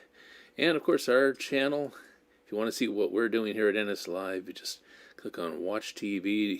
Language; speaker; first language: English; native; English